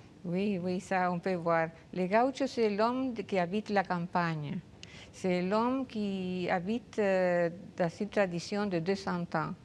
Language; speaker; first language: French; non-native, fluent; Spanish